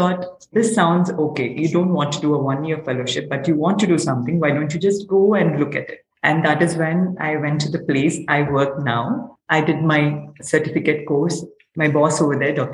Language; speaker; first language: English; non-native, local second language; Telugu